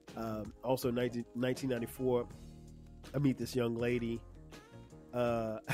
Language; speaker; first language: English; native; English